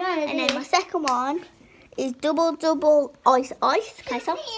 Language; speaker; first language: English; native; English